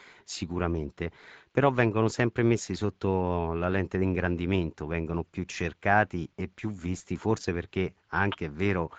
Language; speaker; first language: Italian; native; Italian